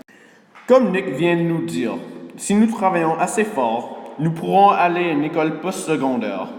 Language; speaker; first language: French; early bilingual, other home language; English